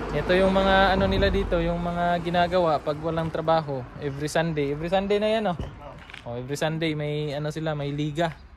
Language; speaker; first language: Filipino; non-native, local second language; Cebuano